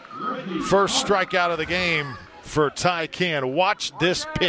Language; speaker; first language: English; native; English